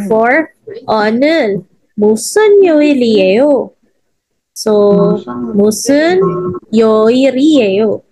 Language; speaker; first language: Korean; non-native, fluent; Filipino